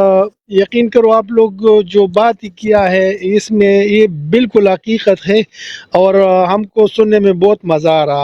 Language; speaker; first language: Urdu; non-native, local second language; Pashto